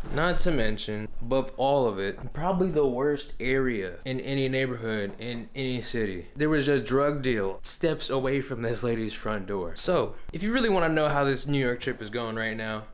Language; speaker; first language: English; native; English